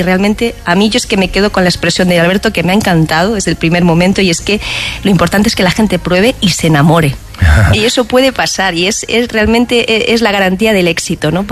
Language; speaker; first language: Spanish; native; Spanish